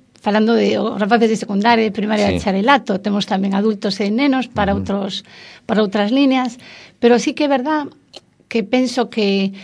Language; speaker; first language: Galician; non-native, local second language; Spanish